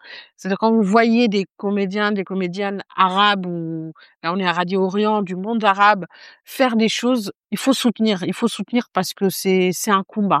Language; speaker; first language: French; non-native, local second language; Arabic